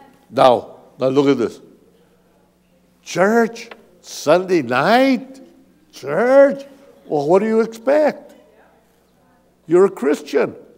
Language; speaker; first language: English; native; English